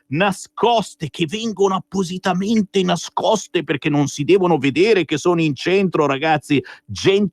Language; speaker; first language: Italian; native; Italian